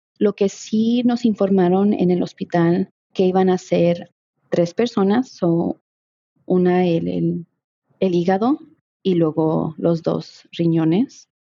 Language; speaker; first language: Spanish; early bilingual, heritage; Spanish